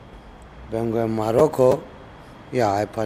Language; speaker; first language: Spanish; non-native, learner; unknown